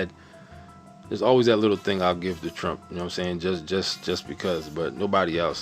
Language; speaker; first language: English; native; English